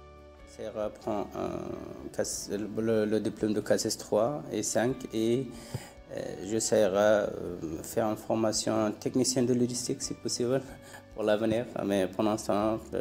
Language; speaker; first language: French; non-native, learner; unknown